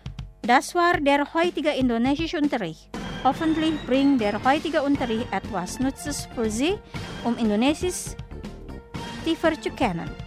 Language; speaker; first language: German; non-native, fluent; Indonesian